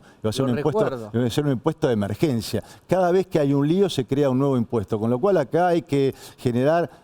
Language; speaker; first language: Spanish; native; Spanish